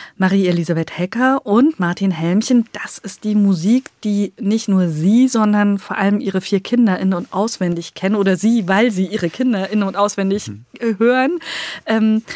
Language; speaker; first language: German; native; German